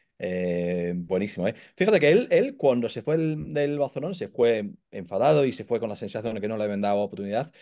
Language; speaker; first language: Spanish; non-native, fluent; English